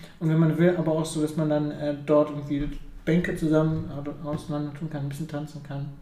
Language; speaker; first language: German; early bilingual, other home language; Ukrainian